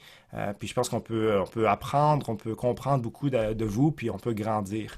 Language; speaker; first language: French; native; French